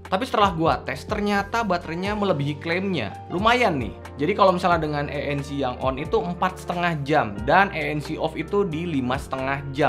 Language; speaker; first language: Indonesian; native; Indonesian